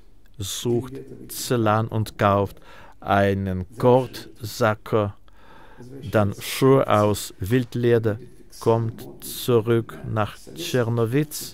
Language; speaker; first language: German; non-native, fluent; Russian